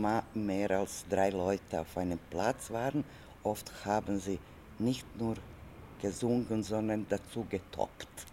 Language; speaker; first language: German; non-native, learner; Croatian